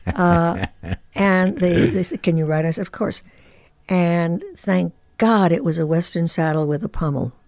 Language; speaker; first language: English; early bilingual, other home language; Spanish